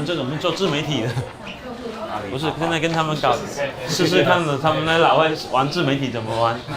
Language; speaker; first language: Chinese; native; Chinese